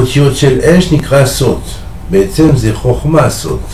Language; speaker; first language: Hebrew; non-native, fluent; French